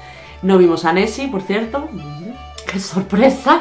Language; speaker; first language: Spanish; native; Spanish